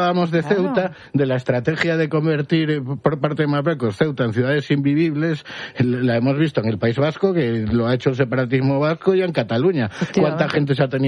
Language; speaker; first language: Spanish; native; Spanish